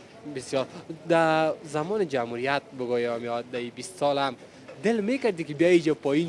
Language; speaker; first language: Persian; native; Persian